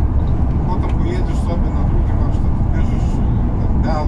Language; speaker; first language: Polish; non-native, learner; Russian